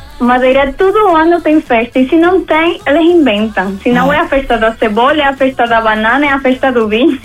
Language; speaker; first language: Portuguese; early bilingual, heritage; Portuguese